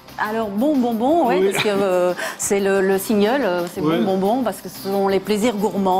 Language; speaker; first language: French; native; French